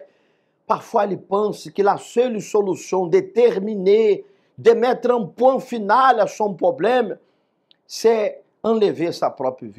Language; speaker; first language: French; non-native, fluent; Portuguese